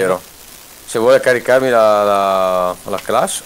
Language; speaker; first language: Italian; native; Italian